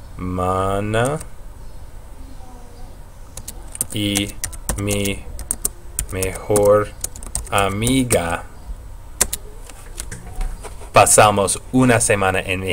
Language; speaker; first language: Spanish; non-native, fluent; English